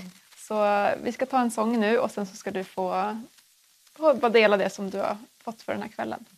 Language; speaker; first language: Swedish; native; Swedish